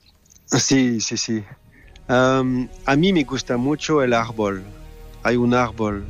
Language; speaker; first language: Spanish; non-native, fluent; French